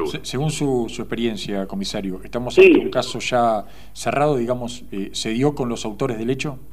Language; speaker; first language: Spanish; native; Spanish